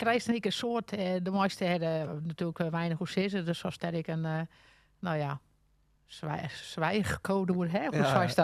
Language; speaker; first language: Dutch; non-native, local second language; Western Frisian